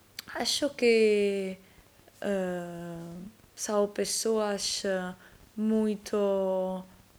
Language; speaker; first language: Portuguese; non-native, learner; Italian